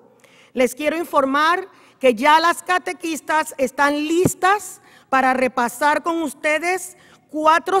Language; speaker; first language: Spanish; native; Spanish